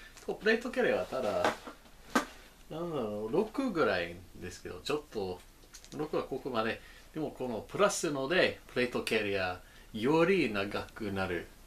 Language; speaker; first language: Japanese; non-native, learner; English